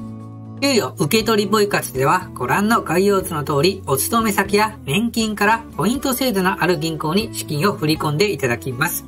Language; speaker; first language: Japanese; native; Japanese